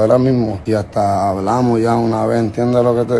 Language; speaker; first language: Spanish; native; Spanish